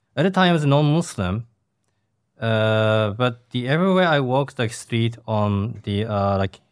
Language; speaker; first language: English; non-native, fluent; Japanese